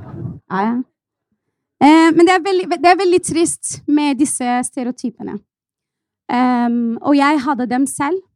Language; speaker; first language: Norwegian; non-native, fluent; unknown